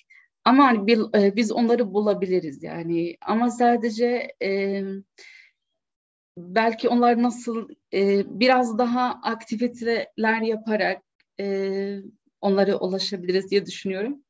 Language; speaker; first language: Turkish; non-native, fluent; Arabic